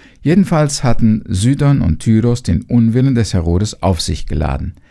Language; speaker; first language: German; native; German